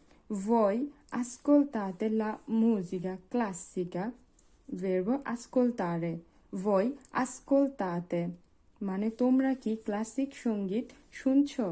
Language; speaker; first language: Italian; non-native, fluent; Bangla